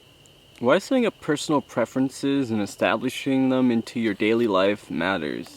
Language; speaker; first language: English; native; English